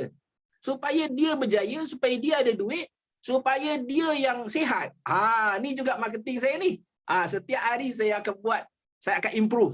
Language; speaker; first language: Malay; native; Malay